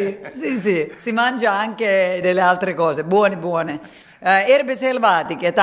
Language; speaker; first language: Italian; non-native, fluent; Finnish